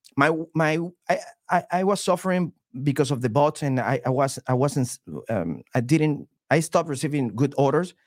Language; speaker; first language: English; non-native, fluent; Spanish